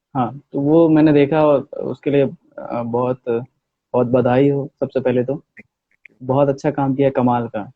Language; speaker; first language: Hindi; native; Hindi